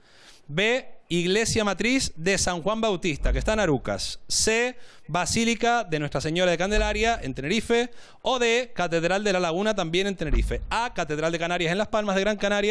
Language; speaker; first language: Spanish; native; Spanish